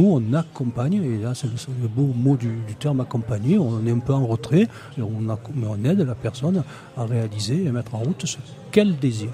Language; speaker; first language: French; native; French